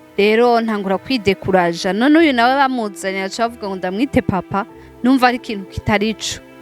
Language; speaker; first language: Rundi; non-native, local second language; Swahili